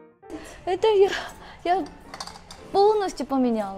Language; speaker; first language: Russian; non-native, learner; Korean